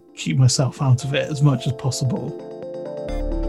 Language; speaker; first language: English; native; English